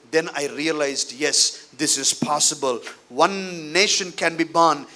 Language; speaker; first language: English; non-native, local second language; Telugu